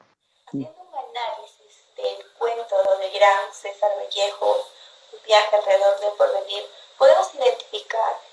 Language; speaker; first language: Spanish; native; Spanish